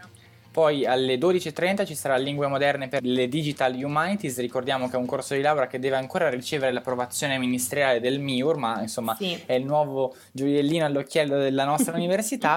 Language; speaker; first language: Italian; native; Italian